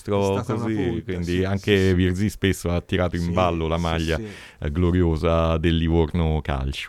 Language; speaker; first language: Italian; native; Italian